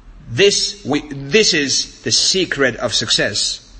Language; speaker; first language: English; non-native, fluent; Persian